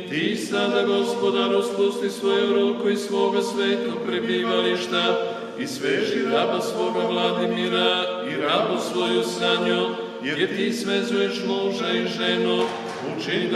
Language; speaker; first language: Bosnian; native; Bosnian